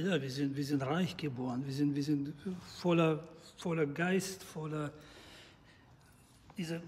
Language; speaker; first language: German; non-native, fluent; Russian